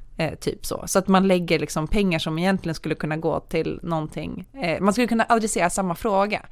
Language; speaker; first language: Swedish; native; Swedish